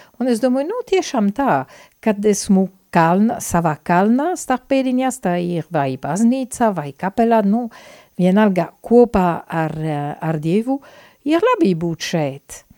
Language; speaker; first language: Latvian; non-native, fluent; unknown